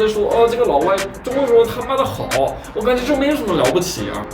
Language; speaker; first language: Chinese; non-native, fluent; English